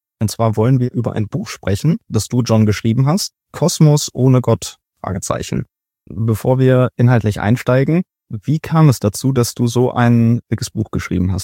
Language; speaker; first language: German; native; German